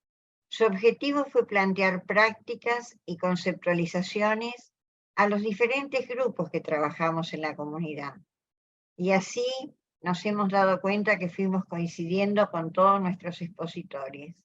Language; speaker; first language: Spanish; native; Spanish